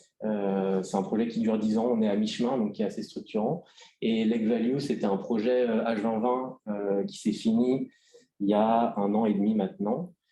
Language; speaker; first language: French; native; French